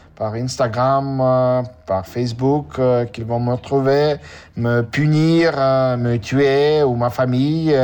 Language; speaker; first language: French; non-native, learner; Russian